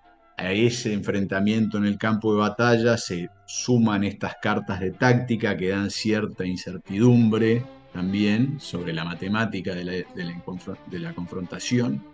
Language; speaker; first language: Spanish; native; Spanish